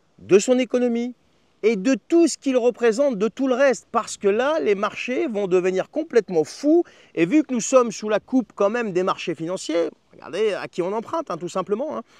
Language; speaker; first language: French; native; French